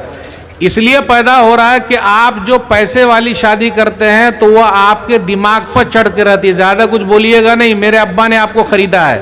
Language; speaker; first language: Hindi; native; Hindi